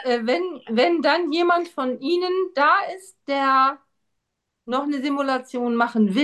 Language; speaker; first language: German; native; German